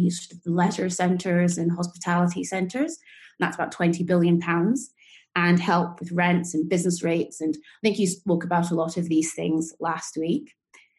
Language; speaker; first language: English; native; English